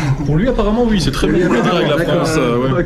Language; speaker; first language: French; native; French